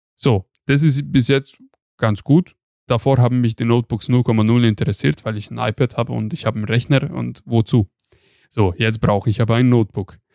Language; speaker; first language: German; non-native, fluent; Hungarian